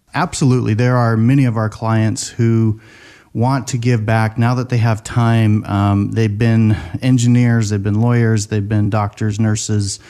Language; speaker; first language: English; native; English